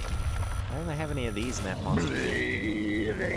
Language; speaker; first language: English; native; English